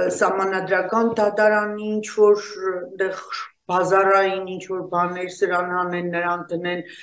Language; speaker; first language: Armenian; native; Armenian